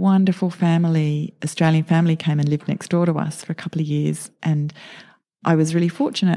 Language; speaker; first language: English; native; English